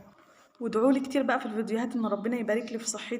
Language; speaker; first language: Arabic; native; Arabic